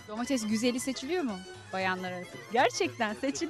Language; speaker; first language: Turkish; native; Turkish